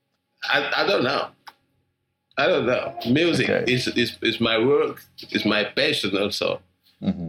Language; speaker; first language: English; non-native, learner; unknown